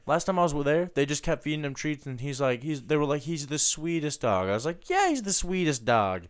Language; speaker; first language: English; native; English